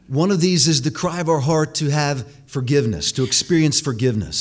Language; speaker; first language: English; native; English